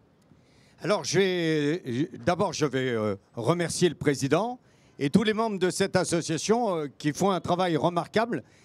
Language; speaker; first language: French; native; French